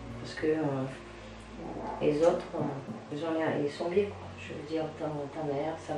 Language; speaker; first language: French; native; French